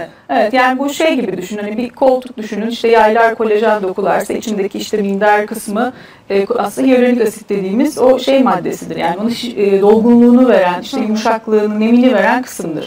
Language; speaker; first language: Turkish; native; Turkish